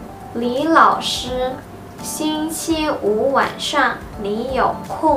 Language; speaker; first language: Chinese; non-native, fluent; Indonesian